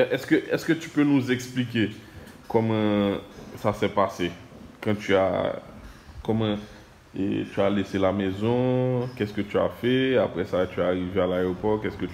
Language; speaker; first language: French; native; French